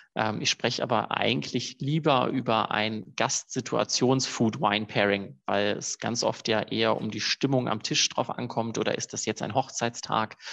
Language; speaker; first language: German; native; German